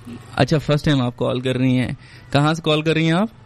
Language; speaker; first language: Hindi; non-native, local second language; Pashto